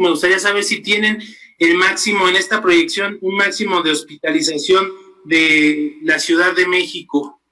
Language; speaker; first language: Spanish; native; Spanish